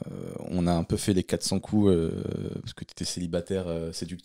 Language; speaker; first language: French; native; French